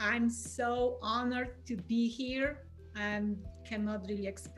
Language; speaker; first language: English; non-native, fluent; Polish